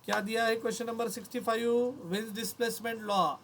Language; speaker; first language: Hindi; non-native, local second language; Marathi